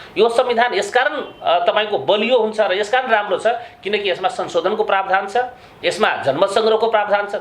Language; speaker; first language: Nepali; non-native, local second language; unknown